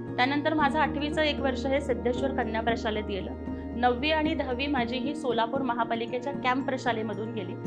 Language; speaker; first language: Marathi; non-native, local second language; Telugu